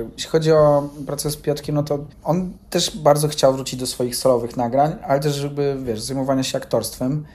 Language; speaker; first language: Polish; native; Polish